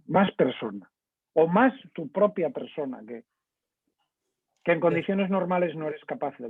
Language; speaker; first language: Spanish; native; Spanish